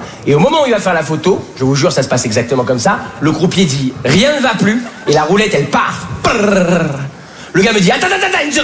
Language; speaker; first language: French; native; French